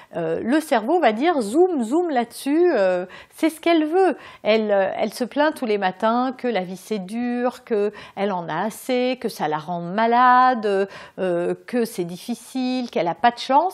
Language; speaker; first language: French; native; French